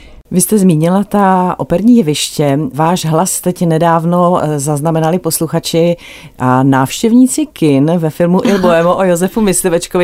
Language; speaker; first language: Czech; native; Czech